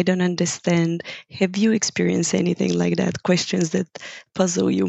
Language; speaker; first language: English; non-native, fluent; Bulgarian